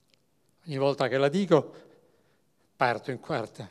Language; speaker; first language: Italian; native; Italian